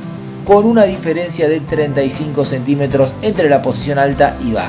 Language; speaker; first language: Spanish; native; Spanish